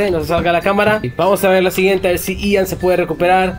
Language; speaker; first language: Spanish; native; Spanish